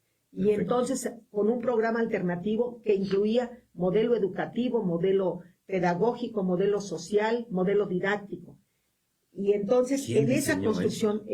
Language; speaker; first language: Spanish; native; Spanish